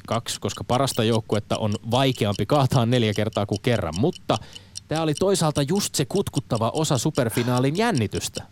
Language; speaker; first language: Finnish; native; Finnish